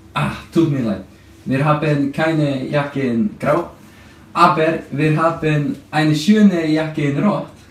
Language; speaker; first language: German; non-native, learner; Icelandic